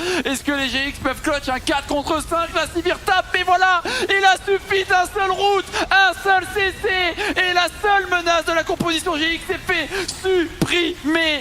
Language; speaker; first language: French; native; French